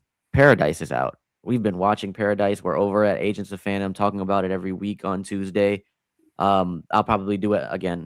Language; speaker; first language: English; native; English